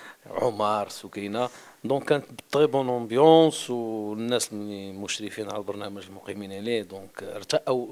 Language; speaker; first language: Arabic; native; Arabic